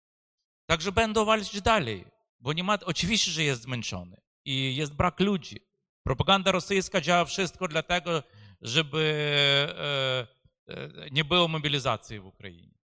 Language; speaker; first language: Polish; non-native, fluent; Ukrainian